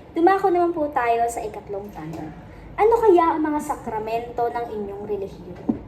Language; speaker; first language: Filipino; native; Filipino